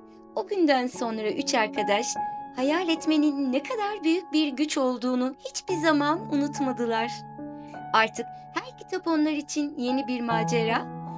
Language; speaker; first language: Turkish; native; Turkish